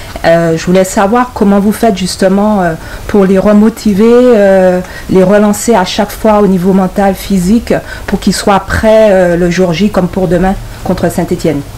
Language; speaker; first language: French; native; French